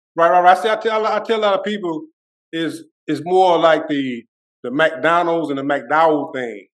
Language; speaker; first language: English; native; English